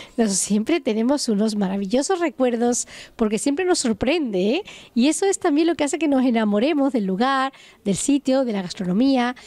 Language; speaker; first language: Spanish; native; Spanish